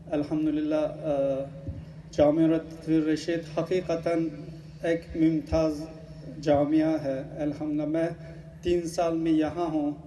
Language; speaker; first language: Urdu; non-native, learner; Turkish